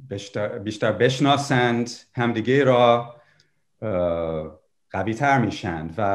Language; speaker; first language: Persian; non-native, fluent; English